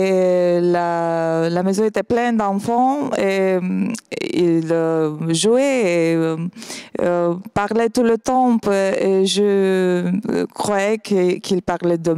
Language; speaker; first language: French; non-native, fluent; Romanian